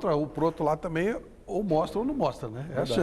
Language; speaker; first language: Portuguese; native; Portuguese